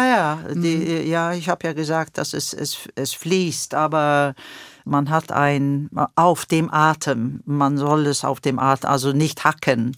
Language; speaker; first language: German; non-native, fluent; Swedish